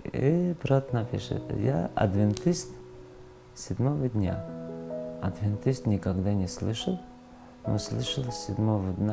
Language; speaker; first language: Russian; non-native, fluent; Georgian